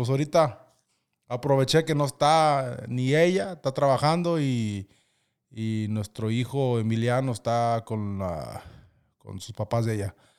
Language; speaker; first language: Spanish; early bilingual, other home language; English